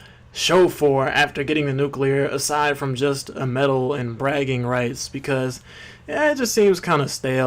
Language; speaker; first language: English; native; English